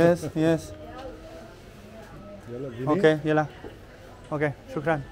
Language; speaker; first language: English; non-native, fluent; French